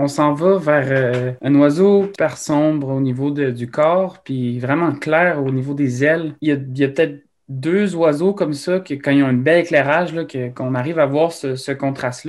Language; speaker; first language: French; native; French